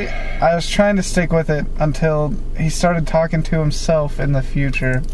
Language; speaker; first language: English; native; English